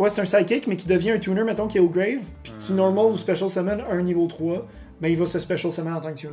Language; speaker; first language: French; native; French